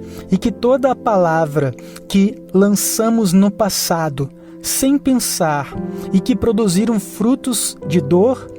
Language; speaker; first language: Portuguese; native; Portuguese